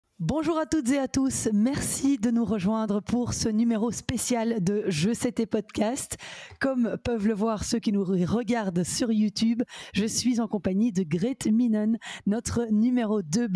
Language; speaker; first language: French; native; French